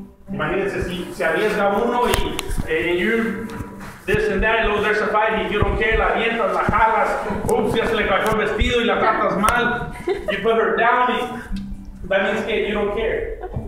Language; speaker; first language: English; early bilingual, other home language; Spanish